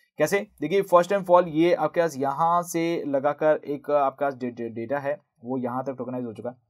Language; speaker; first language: Hindi; native; Hindi